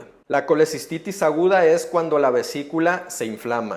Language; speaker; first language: Spanish; native; Spanish